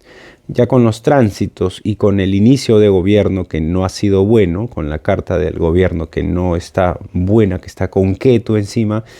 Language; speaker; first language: Spanish; native; Spanish